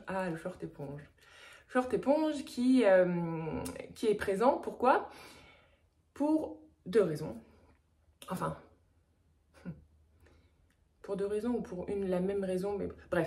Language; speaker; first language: French; native; French